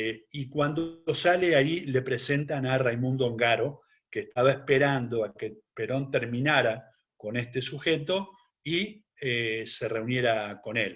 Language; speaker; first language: Spanish; native; Spanish